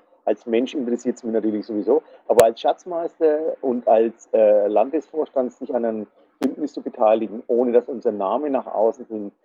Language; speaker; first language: German; native; German